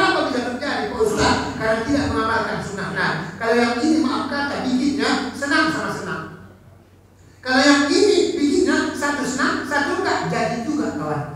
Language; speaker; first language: Indonesian; native; Indonesian